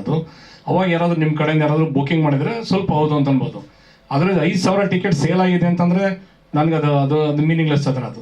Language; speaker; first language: Kannada; native; Kannada